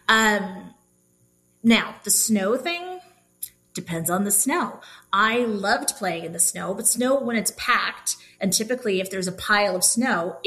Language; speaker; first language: English; native; English